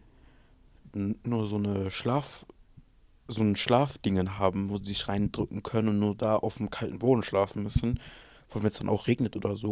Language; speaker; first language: German; early bilingual, other home language; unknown